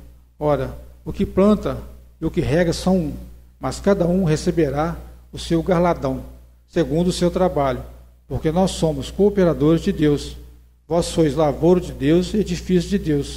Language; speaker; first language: Portuguese; native; Portuguese